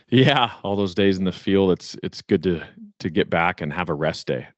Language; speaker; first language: English; native; English